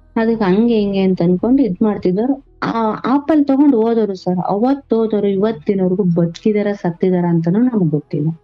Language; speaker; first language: Kannada; native; Kannada